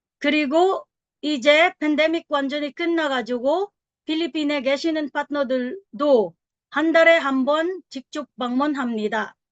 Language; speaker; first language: Korean; non-native, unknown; Filipino